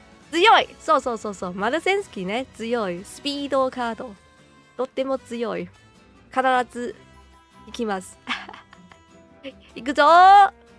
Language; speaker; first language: Japanese; non-native, learner; Cantonese